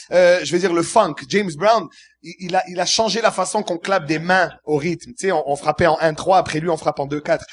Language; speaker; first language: French; early bilingual, other home language; Arabic